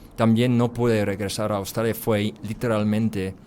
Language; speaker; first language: Spanish; non-native, fluent; English